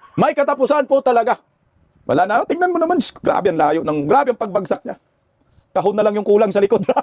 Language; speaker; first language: Filipino; non-native, local second language; Cebuano